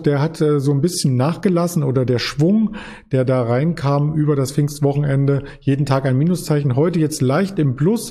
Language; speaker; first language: German; native; German